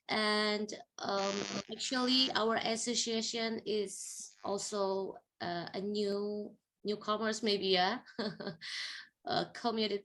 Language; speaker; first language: English; non-native, fluent; Indonesian